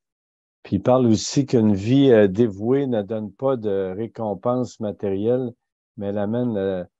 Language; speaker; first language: French; native; French